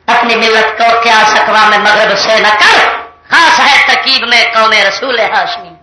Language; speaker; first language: Urdu; non-native, local second language; Punjabi